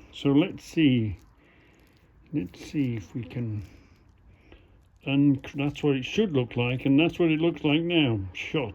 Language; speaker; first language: English; native; English